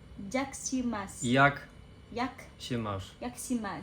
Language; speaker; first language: Polish; non-native, learner; Indonesian